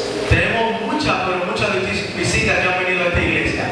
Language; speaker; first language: Spanish; native; Spanish